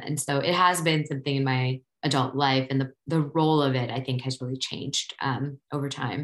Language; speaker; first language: English; native; English